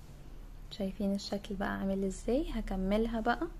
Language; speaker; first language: Arabic; native; Arabic